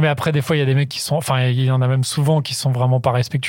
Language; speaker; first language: French; native; French